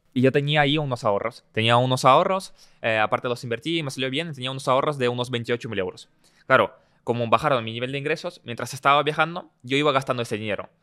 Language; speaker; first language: Spanish; early bilingual, other home language; Russian